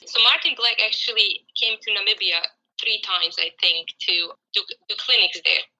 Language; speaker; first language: English; non-native, fluent; Croatian